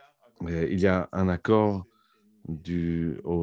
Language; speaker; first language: French; non-native, fluent; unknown